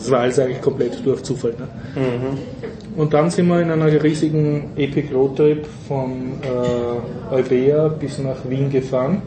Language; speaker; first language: German; native; German